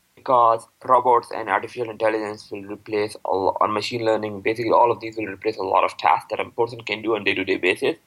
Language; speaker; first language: English; non-native, local second language; Urdu